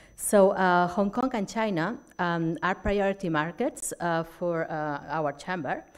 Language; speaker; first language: English; non-native, fluent; Catalan